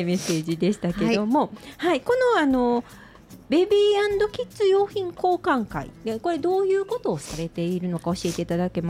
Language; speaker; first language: Japanese; native; Japanese